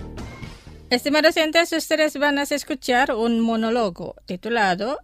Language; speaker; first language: Spanish; non-native, fluent; Indonesian